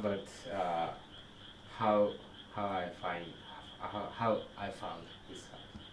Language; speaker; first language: English; non-native, learner; Japanese